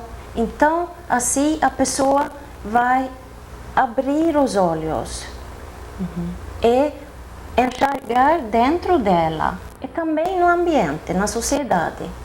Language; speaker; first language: Portuguese; non-native, fluent; Swedish